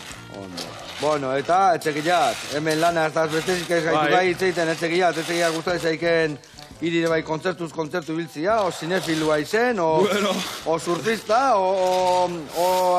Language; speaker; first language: Basque; native; Basque